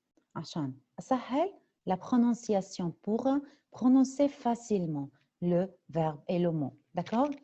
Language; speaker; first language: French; non-native, fluent; Arabic